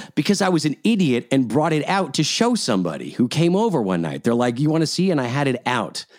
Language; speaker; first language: English; native; English